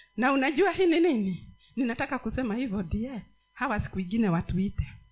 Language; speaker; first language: Swahili; non-native, local second language; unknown